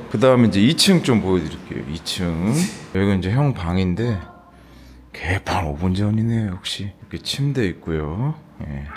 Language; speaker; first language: Korean; native; Korean